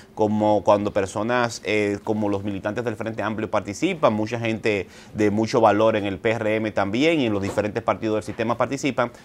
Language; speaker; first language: Spanish; native; Spanish